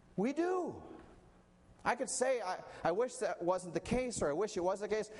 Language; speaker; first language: English; native; English